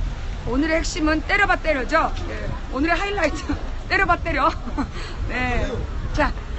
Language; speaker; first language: Korean; native; Korean